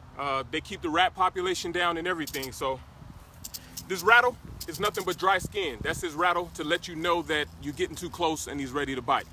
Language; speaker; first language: English; native; English